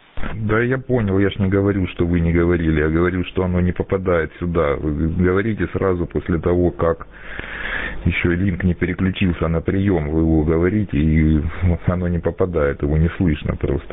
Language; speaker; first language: Russian; native; Russian